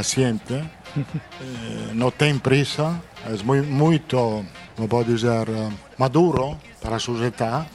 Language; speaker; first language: Spanish; non-native, fluent; Italian